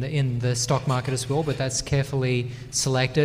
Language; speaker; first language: English; native; English